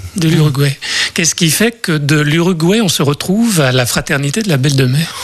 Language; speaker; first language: French; native; French